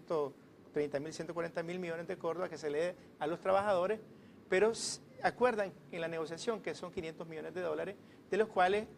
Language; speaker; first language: Spanish; native; Spanish